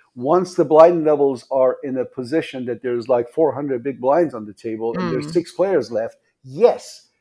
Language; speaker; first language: English; non-native, fluent; Persian